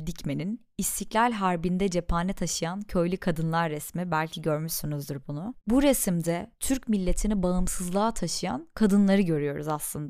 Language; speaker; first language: Turkish; native; Turkish